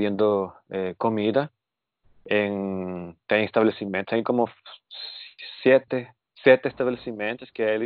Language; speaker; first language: Portuguese; non-native, fluent; Spanish